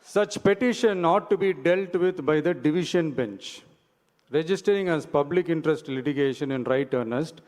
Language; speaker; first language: English; non-native, local second language; Tamil